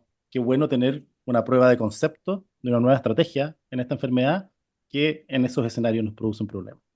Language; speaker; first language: Spanish; native; Spanish